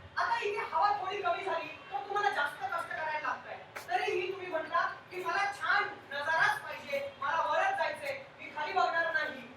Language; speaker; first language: Marathi; non-native, local second language; Telugu